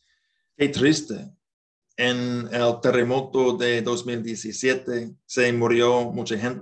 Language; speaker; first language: Spanish; non-native, fluent; English